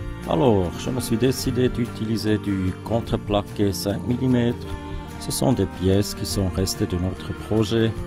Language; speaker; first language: French; non-native, local second language; German